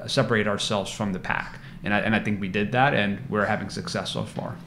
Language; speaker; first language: English; native; English